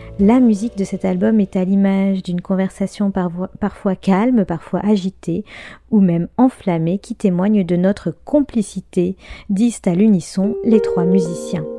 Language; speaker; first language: French; native; French